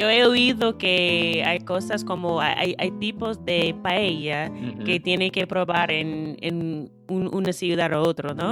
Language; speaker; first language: Spanish; non-native, fluent; English